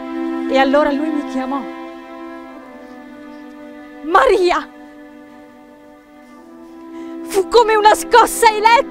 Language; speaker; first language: Italian; native; Italian